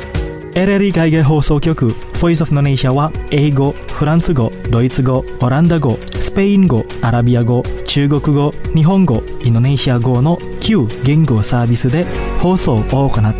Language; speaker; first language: Japanese; non-native, fluent; Indonesian